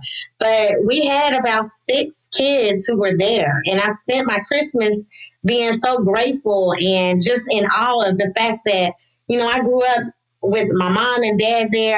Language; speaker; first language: English; native; English